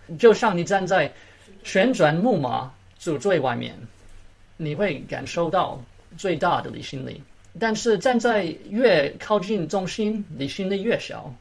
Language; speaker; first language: Chinese; early bilingual, heritage; Chinese